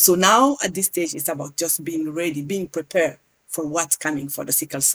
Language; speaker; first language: English; non-native, fluent; Hausa